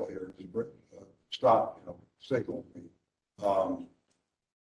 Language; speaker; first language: English; native; English